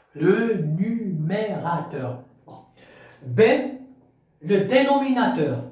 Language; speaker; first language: French; non-native, local second language; Arabic